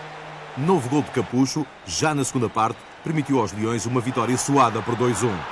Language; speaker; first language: Portuguese; native; Portuguese